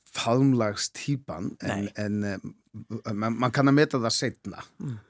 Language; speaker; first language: Icelandic; non-native, fluent; Faroese